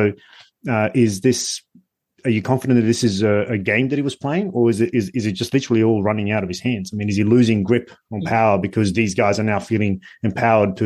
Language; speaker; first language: English; native; English